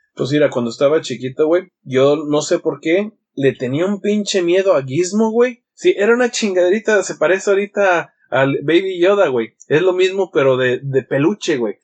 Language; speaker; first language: Spanish; early bilingual, heritage; Spanish